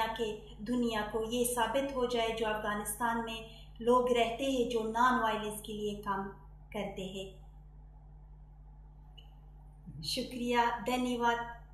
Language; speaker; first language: Hindi; non-native, fluent; Persian